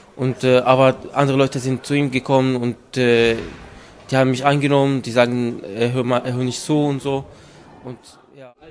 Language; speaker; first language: German; non-native, learner; Arabic